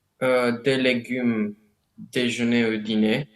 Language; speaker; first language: French; non-native, learner; Romanian